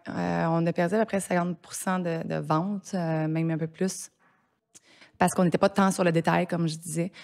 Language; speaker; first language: French; native; French